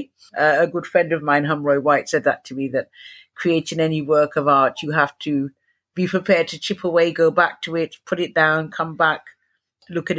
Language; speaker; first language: English; native; English